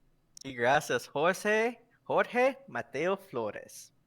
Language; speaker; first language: Spanish; non-native, learner; English